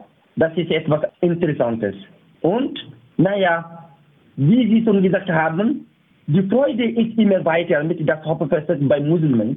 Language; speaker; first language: German; non-native, fluent; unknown